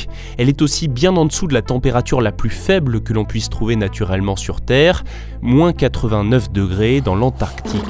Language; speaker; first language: French; native; French